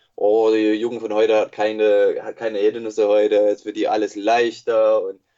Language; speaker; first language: German; non-native, fluent; English